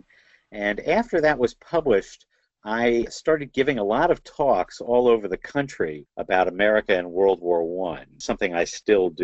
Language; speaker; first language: English; native; English